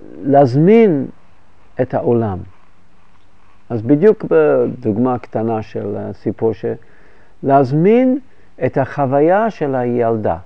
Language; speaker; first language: Hebrew; non-native, fluent; English